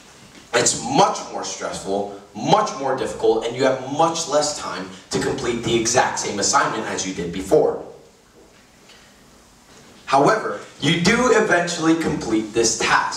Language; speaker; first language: English; native; English